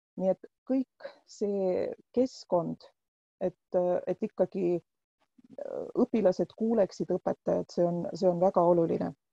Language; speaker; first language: Estonian; non-native, local second language; Russian